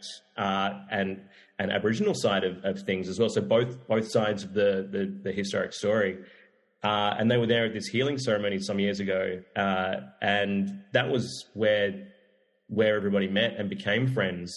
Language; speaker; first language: English; native; English